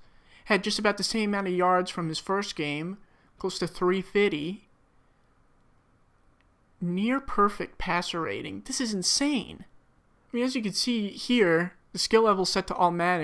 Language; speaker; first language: English; native; English